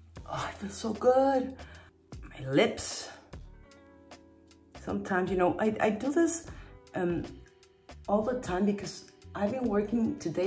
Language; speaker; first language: English; non-native, fluent; Spanish